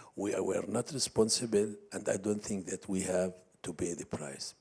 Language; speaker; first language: English; non-native, fluent; Arabic